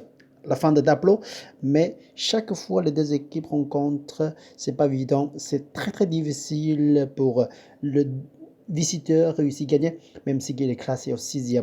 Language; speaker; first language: French; non-native, fluent; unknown